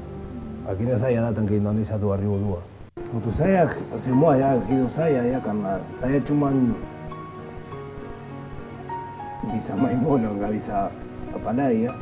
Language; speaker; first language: Indonesian; non-native, fluent; Spanish